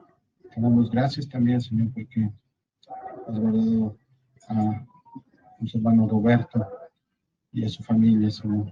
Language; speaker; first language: Spanish; native; Spanish